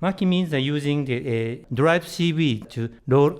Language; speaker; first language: English; non-native, learner; Japanese